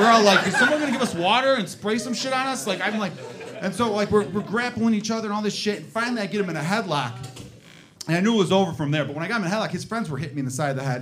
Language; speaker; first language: English; native; English